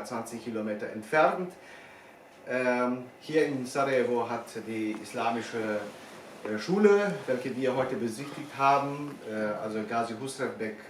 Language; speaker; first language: German; non-native, fluent; Bosnian